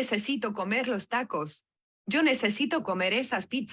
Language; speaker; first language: Spanish; non-native, learner; English